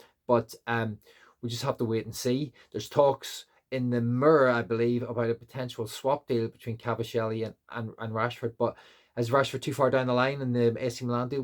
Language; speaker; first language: English; native; English